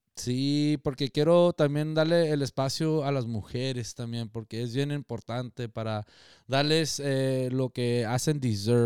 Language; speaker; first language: Spanish; early bilingual, heritage; Spanish